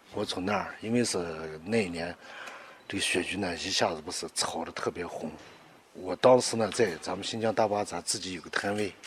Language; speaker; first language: Chinese; native; Chinese